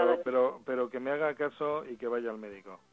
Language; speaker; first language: Spanish; native; Spanish